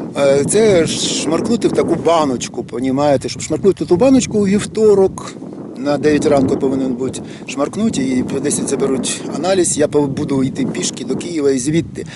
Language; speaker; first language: Ukrainian; native; Ukrainian